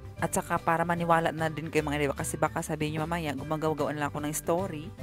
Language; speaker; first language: Filipino; non-native, local second language; Cebuano